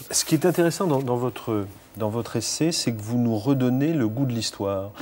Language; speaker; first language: French; native; French